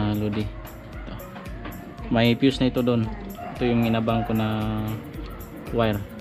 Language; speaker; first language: Filipino; non-native, local second language; Cebuano